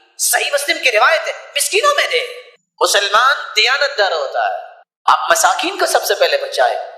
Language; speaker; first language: Urdu; non-native, local second language; Punjabi